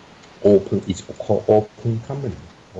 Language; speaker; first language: English; non-native, learner; Chinese